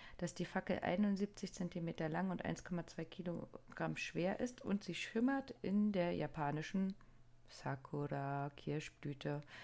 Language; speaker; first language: German; non-native, fluent; Japanese